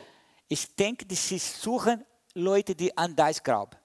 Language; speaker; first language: German; non-native, learner; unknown